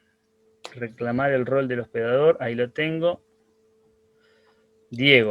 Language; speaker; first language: Spanish; native; Spanish